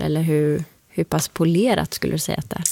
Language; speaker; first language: Swedish; native; Swedish